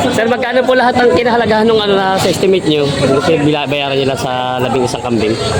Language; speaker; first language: Filipino; native; Filipino